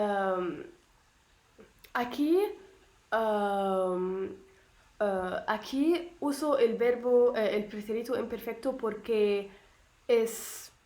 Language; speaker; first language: Spanish; non-native, learner; Arabic